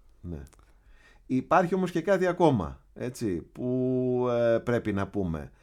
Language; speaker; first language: Greek; native; Greek